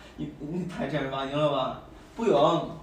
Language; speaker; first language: Chinese; native; Chinese